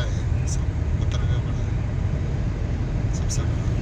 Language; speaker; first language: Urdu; non-native, learner; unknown